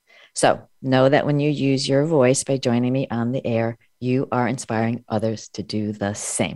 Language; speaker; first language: English; native; English